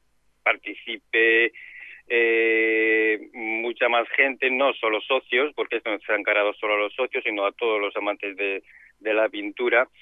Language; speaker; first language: Spanish; native; Spanish